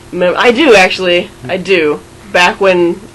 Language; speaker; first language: English; native; English